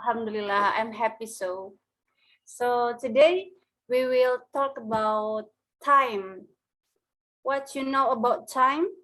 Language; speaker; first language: English; non-native, learner; Indonesian